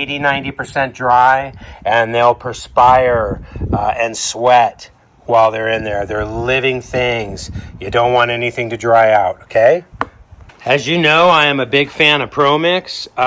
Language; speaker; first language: English; native; English